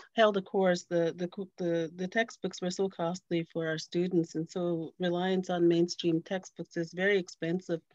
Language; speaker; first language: English; native; English